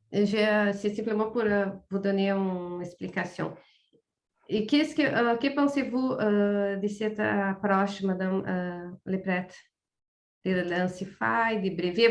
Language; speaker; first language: French; non-native, fluent; Portuguese